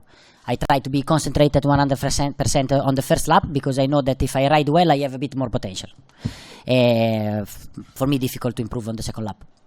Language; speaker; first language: English; non-native, fluent; Italian